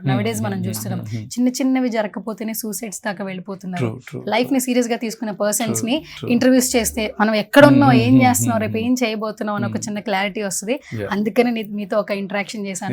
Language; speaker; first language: Telugu; native; Telugu